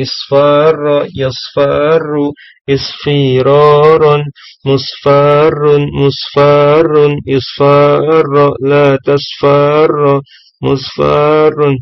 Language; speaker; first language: Arabic; non-native, fluent; Indonesian